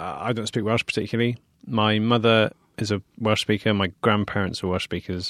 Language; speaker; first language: English; native; English